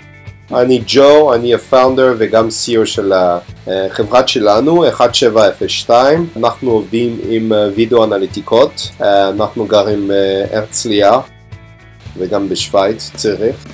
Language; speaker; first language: Hebrew; non-native, learner; English